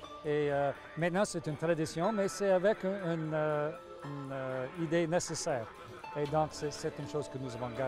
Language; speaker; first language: French; non-native, local second language; English